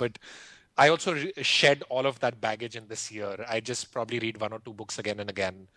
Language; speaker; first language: English; non-native, local second language; Hindi